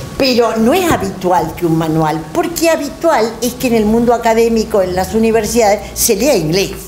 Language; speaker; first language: Spanish; native; Spanish